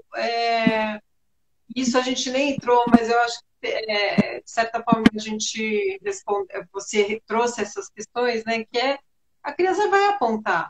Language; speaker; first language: Portuguese; native; Portuguese